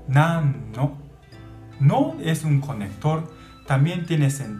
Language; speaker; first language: Spanish; non-native, learner; Japanese